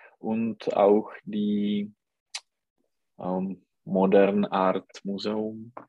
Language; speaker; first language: German; non-native, learner; Czech